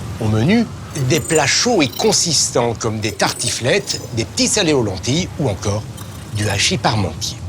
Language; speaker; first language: French; native; French